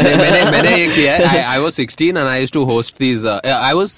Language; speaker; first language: English; non-native, local second language; Hindi